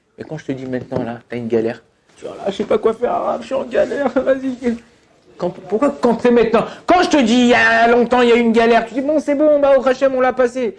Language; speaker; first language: French; native; French